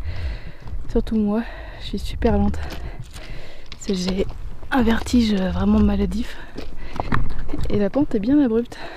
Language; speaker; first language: French; native; French